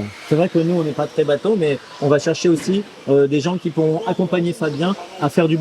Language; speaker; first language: French; native; French